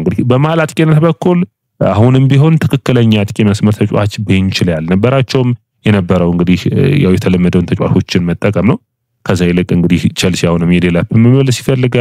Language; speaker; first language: Amharic; native; Amharic